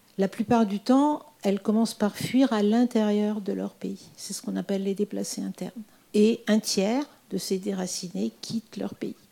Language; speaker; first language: French; native; French